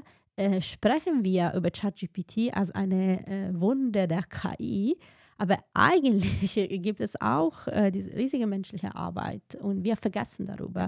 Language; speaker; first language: German; non-native, fluent; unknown